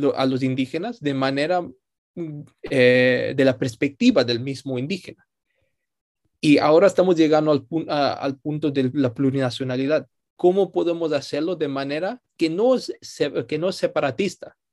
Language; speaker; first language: Spanish; early bilingual, heritage; Spanish